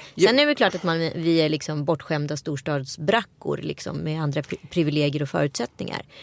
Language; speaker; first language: Swedish; native; Swedish